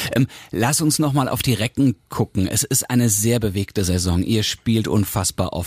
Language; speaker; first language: German; native; German